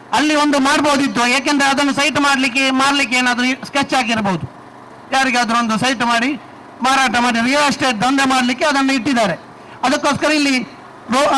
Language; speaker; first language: Kannada; non-native, local second language; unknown